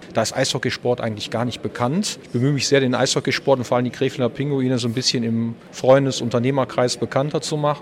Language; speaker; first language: German; native; German